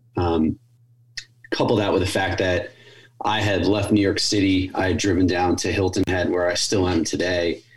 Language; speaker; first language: English; native; English